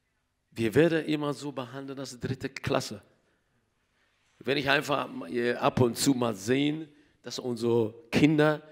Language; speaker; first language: German; non-native, learner; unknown